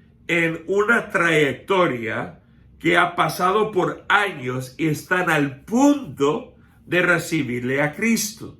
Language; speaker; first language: Spanish; non-native, fluent; English